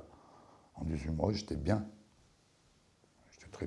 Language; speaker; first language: French; native; French